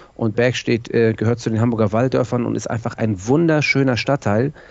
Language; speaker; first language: German; native; German